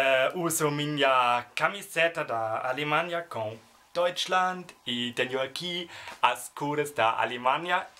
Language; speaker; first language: Portuguese; non-native, learner; German